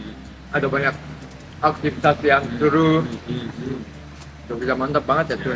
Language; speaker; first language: Indonesian; non-native, fluent; Japanese